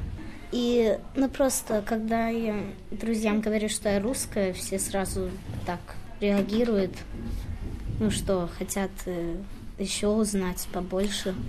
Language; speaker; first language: Russian; early bilingual, other home language; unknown